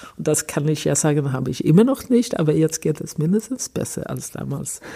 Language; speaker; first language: German; non-native, fluent; Swedish